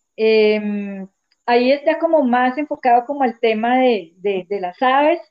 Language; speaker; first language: Spanish; native; Spanish